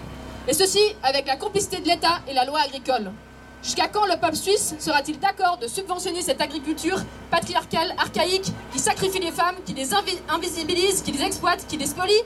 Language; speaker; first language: French; native; French